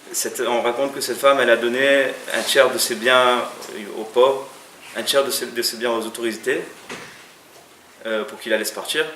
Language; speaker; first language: French; native; French